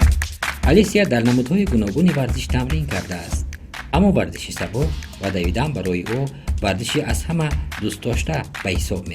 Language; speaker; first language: Persian; native; Persian